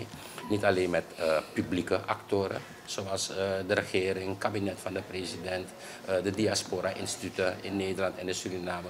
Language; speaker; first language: Dutch; native; Dutch